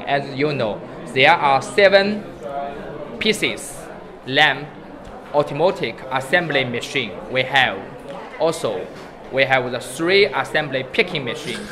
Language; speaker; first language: English; non-native, learner; Chinese